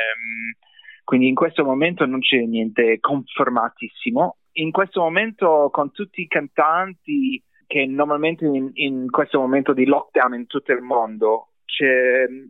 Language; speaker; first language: Italian; non-native, fluent; English